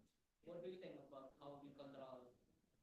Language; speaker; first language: English; non-native, learner; Indonesian